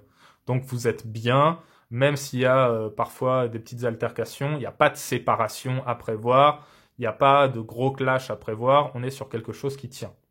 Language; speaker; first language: French; native; French